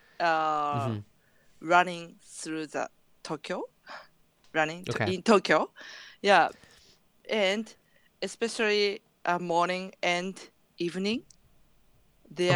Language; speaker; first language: English; non-native, learner; Japanese